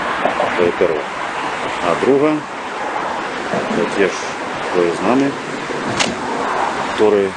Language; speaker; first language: Slovak; non-native, learner; Russian